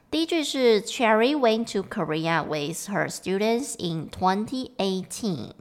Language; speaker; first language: English; non-native, fluent; Chinese